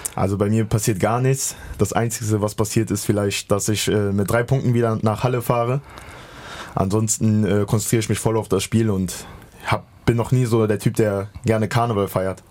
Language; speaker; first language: German; native; German